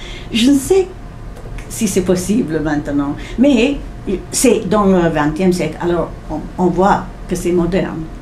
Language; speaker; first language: French; non-native, fluent; English